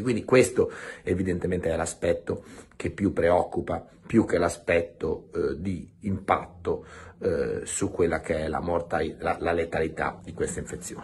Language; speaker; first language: Italian; native; Italian